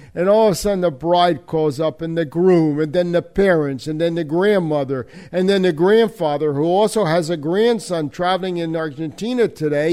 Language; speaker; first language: English; native; English